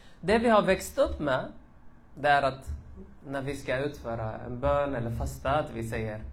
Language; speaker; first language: Swedish; early bilingual, other home language; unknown